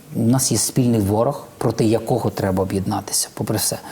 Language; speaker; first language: Ukrainian; non-native, local second language; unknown